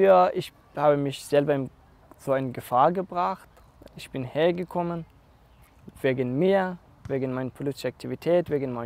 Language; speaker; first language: German; non-native, learner; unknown